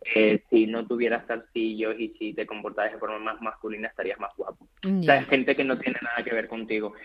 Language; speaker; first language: Spanish; native; Spanish